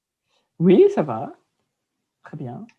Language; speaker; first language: French; native; French